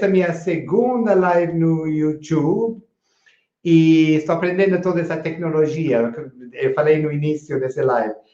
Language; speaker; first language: Portuguese; non-native, fluent; English